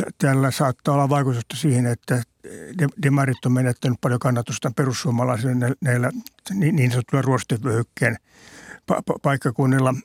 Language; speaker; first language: Finnish; native; Finnish